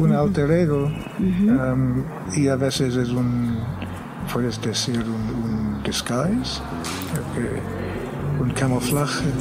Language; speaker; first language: Spanish; non-native, fluent; English